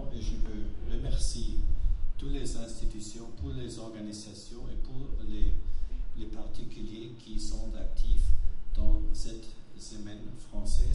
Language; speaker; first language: French; non-native, fluent; German